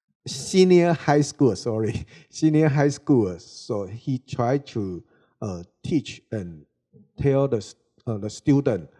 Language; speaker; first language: English; non-native, learner; Chinese